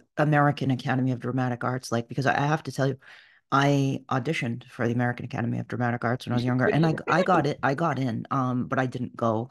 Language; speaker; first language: English; early bilingual, other home language; Portuguese